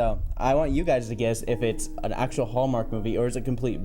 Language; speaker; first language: English; native; English